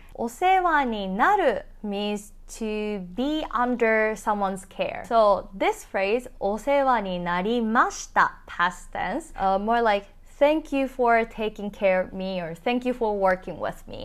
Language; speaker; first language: English; non-native, fluent; Japanese